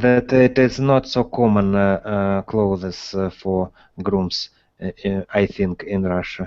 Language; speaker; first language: English; non-native, learner; Russian